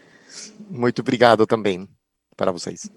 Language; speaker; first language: Portuguese; non-native, fluent; Spanish